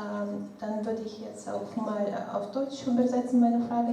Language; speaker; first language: German; non-native, fluent; Russian